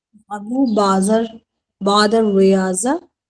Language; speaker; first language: Arabic; non-native, learner; Hindi